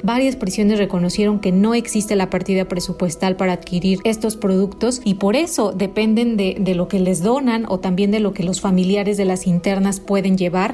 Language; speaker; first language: Spanish; native; Spanish